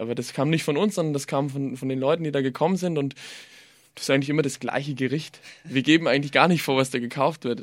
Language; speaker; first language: German; native; German